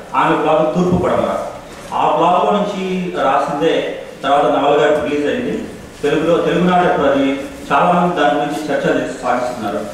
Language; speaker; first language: Telugu; native; Telugu